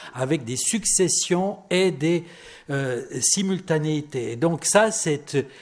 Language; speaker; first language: French; native; French